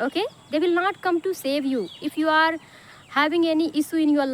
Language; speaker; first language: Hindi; non-native, local second language; Bhojpuri